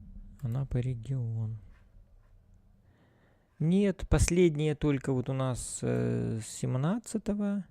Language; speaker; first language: Russian; native; Russian